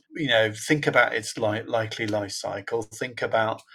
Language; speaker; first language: English; native; English